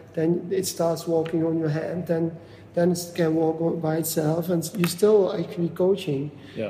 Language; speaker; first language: English; non-native, fluent; Dutch